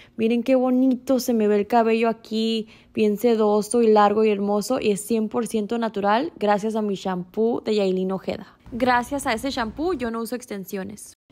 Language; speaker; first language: Spanish; early bilingual, heritage; Spanish